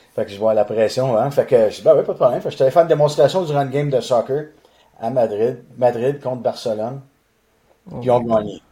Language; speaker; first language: French; native; French